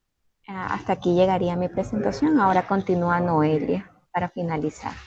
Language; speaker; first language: Spanish; native; Spanish